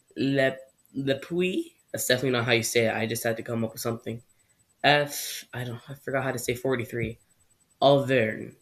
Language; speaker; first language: English; native; English